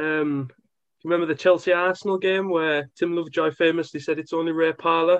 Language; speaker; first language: English; native; English